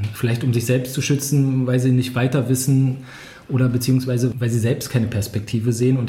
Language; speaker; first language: German; native; German